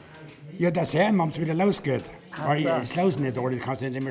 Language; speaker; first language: German; native; German